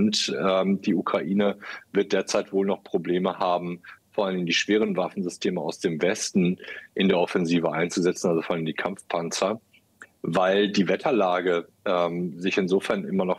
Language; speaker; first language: German; native; German